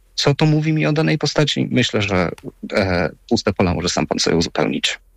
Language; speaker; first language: Polish; native; Polish